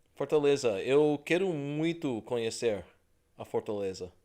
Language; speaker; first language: Portuguese; non-native, fluent; English